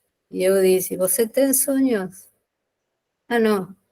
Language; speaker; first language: Portuguese; non-native, learner; Spanish